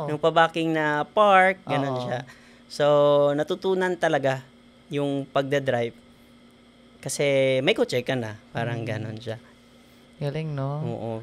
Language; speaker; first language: Filipino; non-native, local second language; Hiligaynon